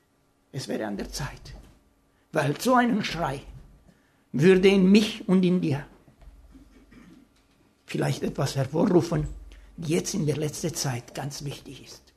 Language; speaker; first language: German; non-native, fluent; Romanian